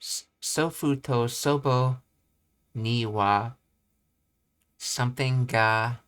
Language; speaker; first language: Japanese; non-native, learner; English